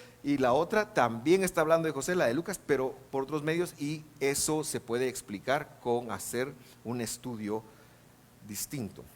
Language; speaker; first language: Spanish; native; Spanish